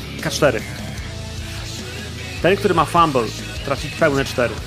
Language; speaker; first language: Polish; native; Polish